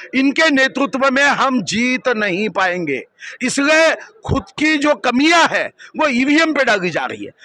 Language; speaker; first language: Hindi; non-native, local second language; Marathi